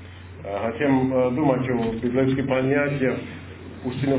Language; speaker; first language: Russian; non-native, fluent; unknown